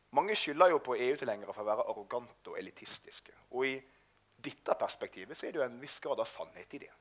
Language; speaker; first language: Norwegian; native; Norwegian